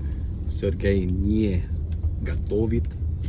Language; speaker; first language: Russian; non-native, learner; English